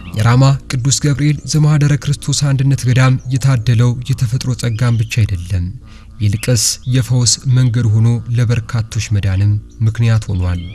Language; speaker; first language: Amharic; native; Amharic